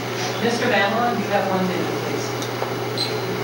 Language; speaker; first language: English; native; English